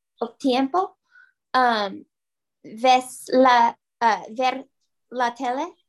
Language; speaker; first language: Spanish; non-native, learner; English